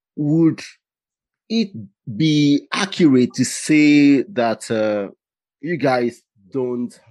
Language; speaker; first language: English; non-native, local second language; Igbo